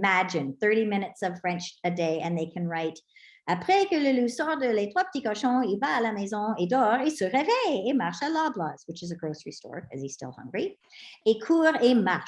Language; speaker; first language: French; non-native, fluent; English